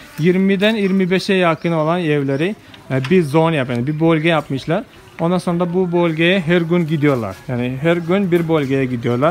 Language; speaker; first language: Turkish; non-native, fluent; Malayalam